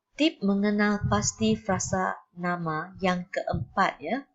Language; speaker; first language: Malay; non-native, local second language; Chinese